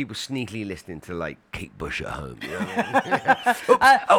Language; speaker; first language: English; native; English